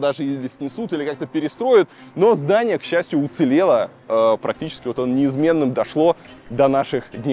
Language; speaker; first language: Russian; native; Russian